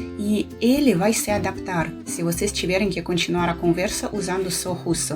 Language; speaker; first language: Portuguese; non-native, fluent; Russian